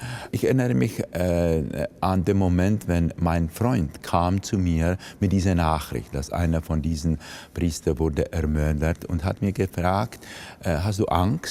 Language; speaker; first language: German; non-native, fluent; Czech